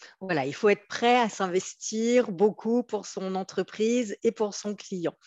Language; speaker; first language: French; native; French